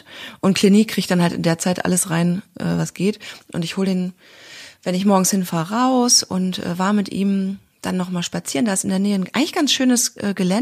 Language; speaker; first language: German; native; German